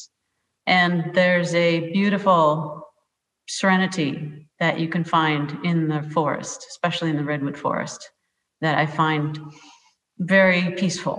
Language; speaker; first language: English; native; English